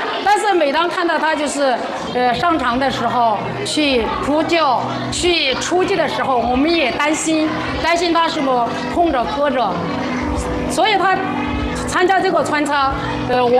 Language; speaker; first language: Chinese; native; Chinese